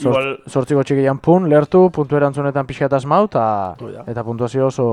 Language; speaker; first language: Basque; native; Basque